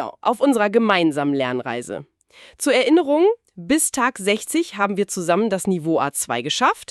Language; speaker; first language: German; native; German